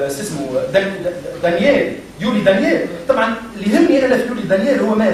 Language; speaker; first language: Arabic; native; Arabic